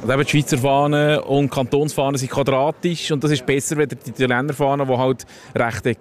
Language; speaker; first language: German; native; German